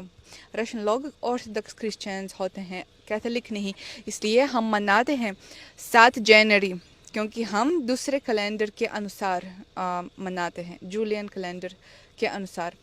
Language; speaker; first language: Hindi; non-native, learner; Russian